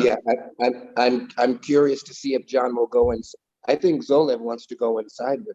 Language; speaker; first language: English; native; English